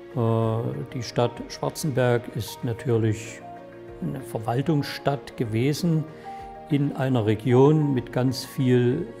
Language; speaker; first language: German; native; German